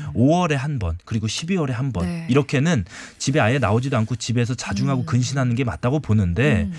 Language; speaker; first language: Korean; native; Korean